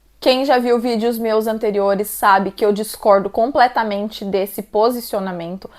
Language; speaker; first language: Portuguese; native; Portuguese